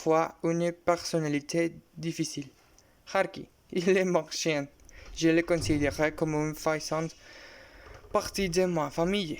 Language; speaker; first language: French; non-native, learner; Spanish